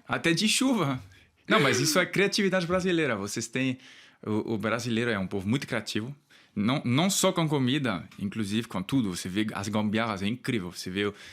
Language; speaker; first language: Portuguese; non-native, fluent; French